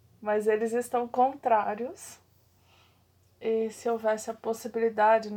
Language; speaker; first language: Portuguese; native; Portuguese